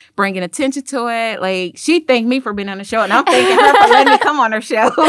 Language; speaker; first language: English; native; English